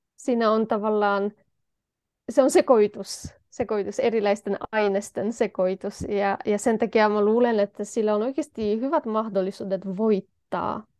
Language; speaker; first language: Finnish; non-native, fluent; Polish